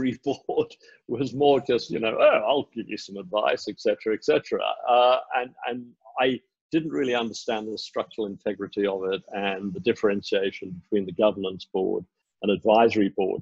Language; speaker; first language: English; native; English